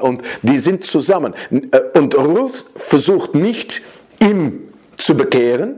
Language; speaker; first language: German; non-native, fluent; Dutch